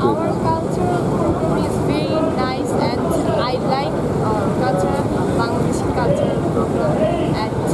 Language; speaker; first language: English; non-native, learner; Bangla